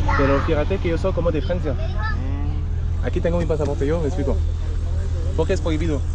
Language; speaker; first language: Spanish; non-native, fluent; French